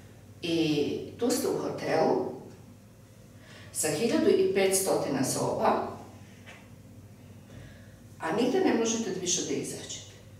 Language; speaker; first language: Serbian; early bilingual, heritage; Serbian